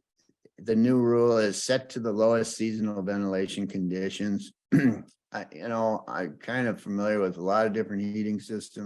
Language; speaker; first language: English; native; English